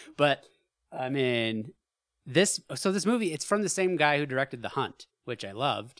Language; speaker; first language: English; native; English